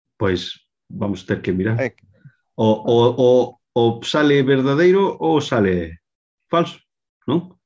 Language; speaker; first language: Galician; non-native, local second language; Spanish